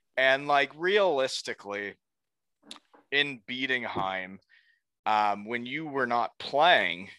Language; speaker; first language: English; native; English